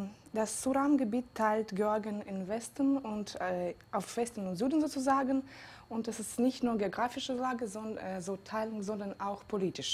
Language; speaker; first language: German; non-native, fluent; Georgian